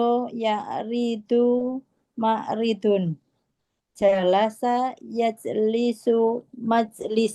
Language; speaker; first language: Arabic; non-native, learner; Indonesian